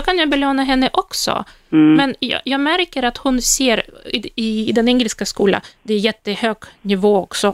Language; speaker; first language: Swedish; non-native, fluent; Russian